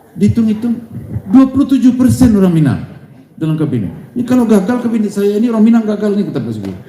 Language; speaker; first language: Indonesian; non-native, local second language; Minangkabau